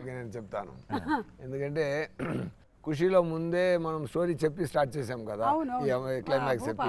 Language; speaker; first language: Telugu; non-native, fluent; Tamil